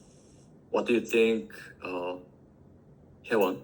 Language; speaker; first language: English; non-native, learner; Korean